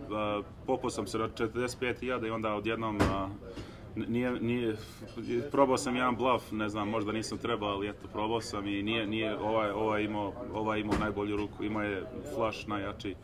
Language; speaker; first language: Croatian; early bilingual, heritage; Serbian